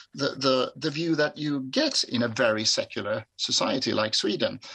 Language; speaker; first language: English; non-native, fluent; Swedish